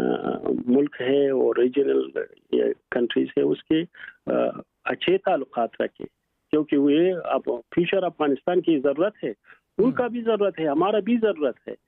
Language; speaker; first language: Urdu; non-native, fluent; Pashto